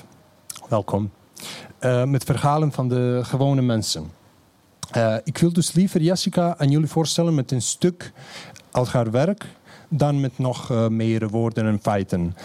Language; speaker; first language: Dutch; non-native, fluent; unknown